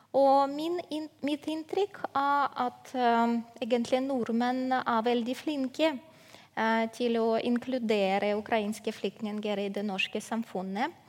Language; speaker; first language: Norwegian; non-native, fluent; Ukrainian